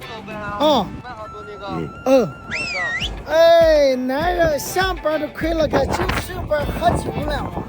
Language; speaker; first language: Chinese; native; Chinese